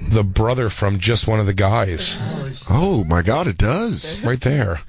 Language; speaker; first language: English; native; English